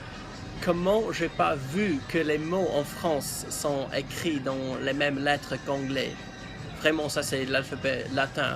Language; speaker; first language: French; non-native, learner; English